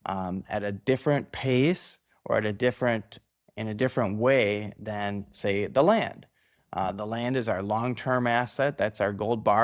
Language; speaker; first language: English; native; English